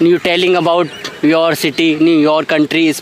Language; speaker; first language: English; non-native, learner; Hindi